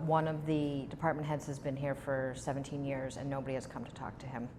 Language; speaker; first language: English; native; English